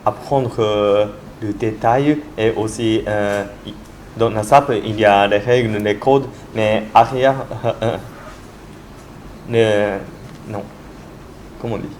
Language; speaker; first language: French; non-native, learner; Japanese